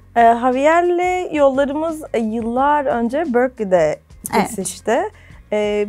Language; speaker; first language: Turkish; native; Turkish